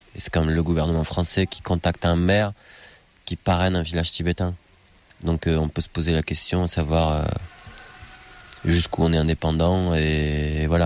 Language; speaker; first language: French; native; French